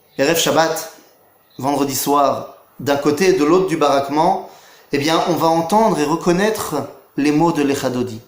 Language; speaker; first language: French; native; French